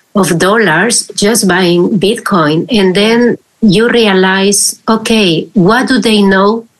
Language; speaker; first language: English; non-native, fluent; Spanish